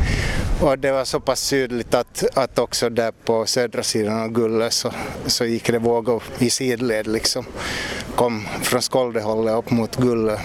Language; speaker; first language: Swedish; native; Swedish